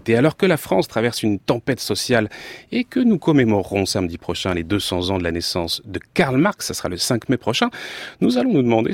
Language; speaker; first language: French; native; French